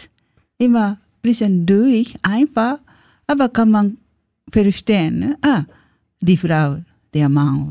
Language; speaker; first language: German; non-native, learner; Japanese